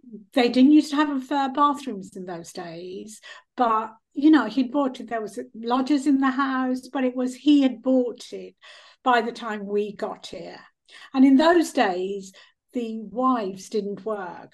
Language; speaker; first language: English; early bilingual, other home language; Punjabi